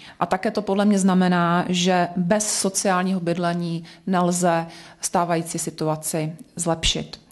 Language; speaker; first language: Czech; native; Czech